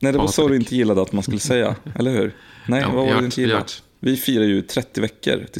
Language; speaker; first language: Swedish; native; Swedish